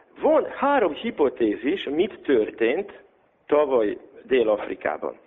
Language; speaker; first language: Hungarian; non-native, local second language; Serbian